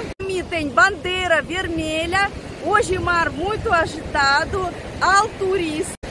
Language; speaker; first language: Portuguese; non-native, learner; Russian